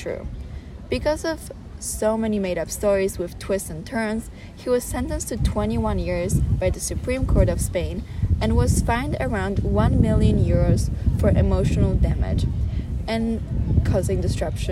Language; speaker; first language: English; non-native, fluent; Polish